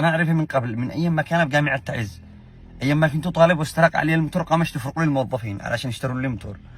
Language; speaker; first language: Arabic; native; Arabic